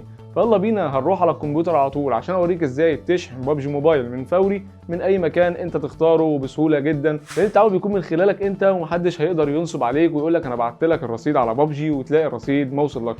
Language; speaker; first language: Arabic; native; Arabic